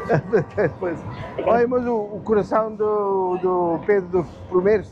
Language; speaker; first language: Portuguese; non-native, learner; German